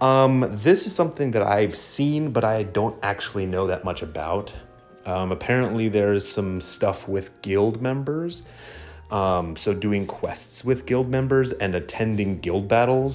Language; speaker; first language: English; native; English